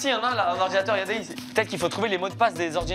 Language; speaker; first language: French; native; French